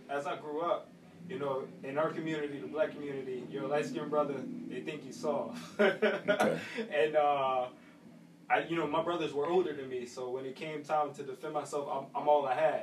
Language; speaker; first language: English; native; English